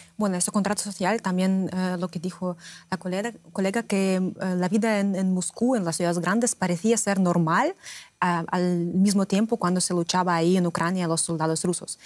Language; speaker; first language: Spanish; non-native, fluent; Russian